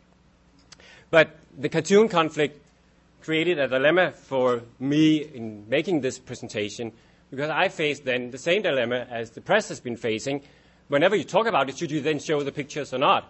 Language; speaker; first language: English; non-native, fluent; Danish